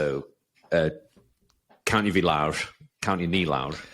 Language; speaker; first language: Welsh; non-native, local second language; English